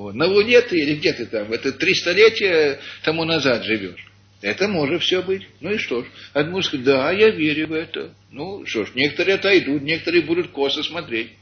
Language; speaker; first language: Russian; early bilingual, heritage; Russian